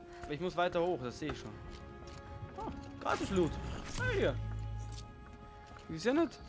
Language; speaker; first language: German; native; German